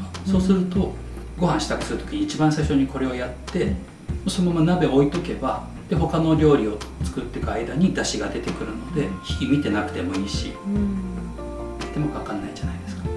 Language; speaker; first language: Japanese; native; Japanese